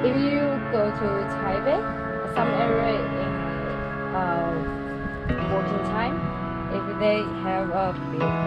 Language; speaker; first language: English; non-native, learner; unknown